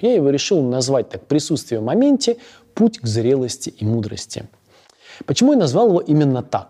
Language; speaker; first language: Russian; native; Russian